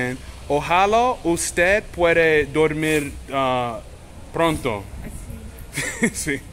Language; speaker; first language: Spanish; non-native, learner; English